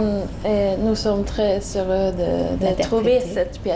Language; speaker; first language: French; non-native, learner; Swedish